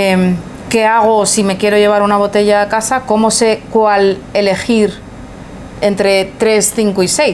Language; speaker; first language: Spanish; native; Spanish